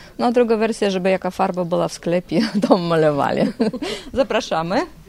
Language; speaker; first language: Polish; non-native, fluent; Russian